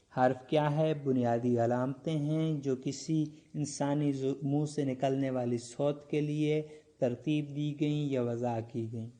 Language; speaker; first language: Urdu; non-native, local second language; Pashto